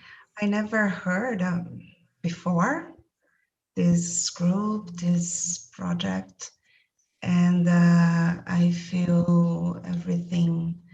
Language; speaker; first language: English; non-native, learner; Portuguese